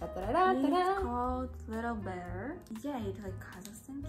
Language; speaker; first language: English; non-native, learner; Russian